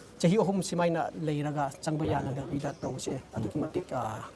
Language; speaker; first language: Manipuri; non-native, local second language; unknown